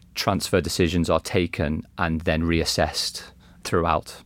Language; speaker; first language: English; native; English